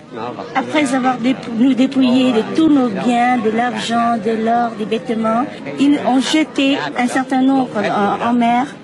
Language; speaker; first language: French; non-native, local second language; Vietnamese